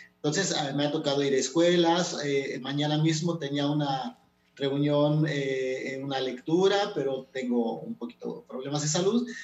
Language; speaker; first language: Spanish; non-native, local second language; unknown